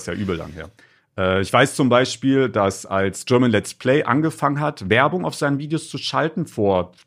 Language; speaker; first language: German; native; German